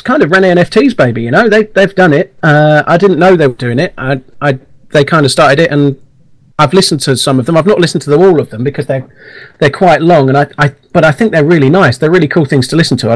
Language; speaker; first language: English; native; English